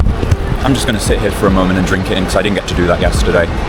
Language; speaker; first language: English; native; English